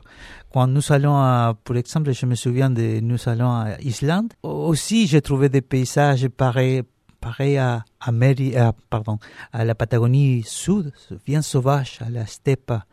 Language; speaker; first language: French; non-native, learner; Spanish